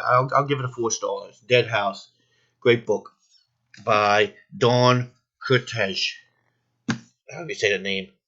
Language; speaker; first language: English; native; English